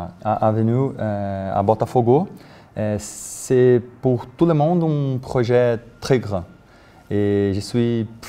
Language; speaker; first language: French; non-native, learner; Portuguese